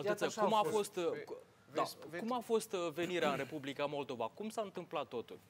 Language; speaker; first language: Romanian; native; Romanian